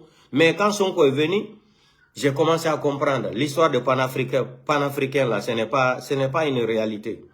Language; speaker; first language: French; non-native, local second language; Fula